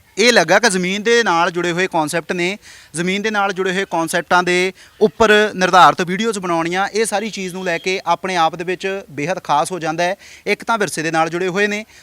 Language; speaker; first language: Punjabi; native; Punjabi